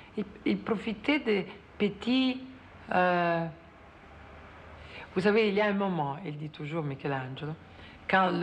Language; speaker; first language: French; non-native, fluent; Italian